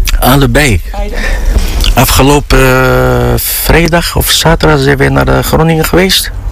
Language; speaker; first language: Dutch; non-native, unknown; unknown